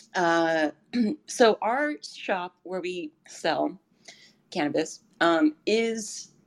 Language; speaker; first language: English; native; English